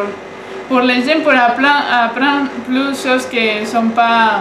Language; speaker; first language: French; non-native, learner; Spanish